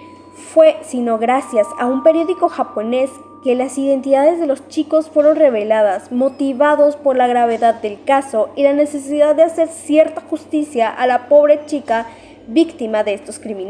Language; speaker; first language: Spanish; native; Spanish